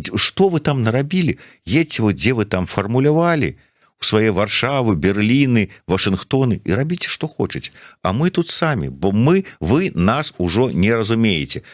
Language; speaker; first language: Belarusian; non-native, local second language; Russian